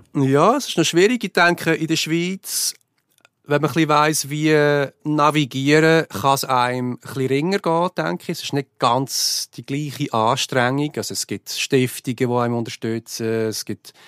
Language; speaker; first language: German; native; German